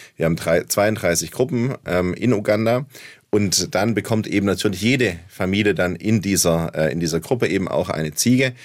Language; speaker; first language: German; native; German